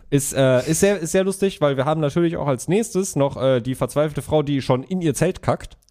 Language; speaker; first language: German; native; German